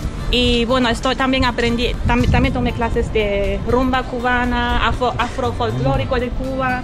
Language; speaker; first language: Spanish; non-native, fluent; German